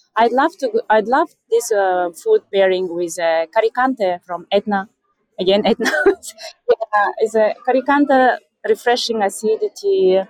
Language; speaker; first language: English; non-native, fluent; Russian